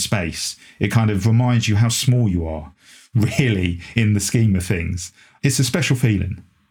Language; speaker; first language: English; native; English